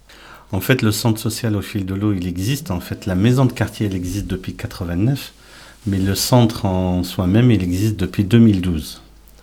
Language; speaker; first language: French; native; French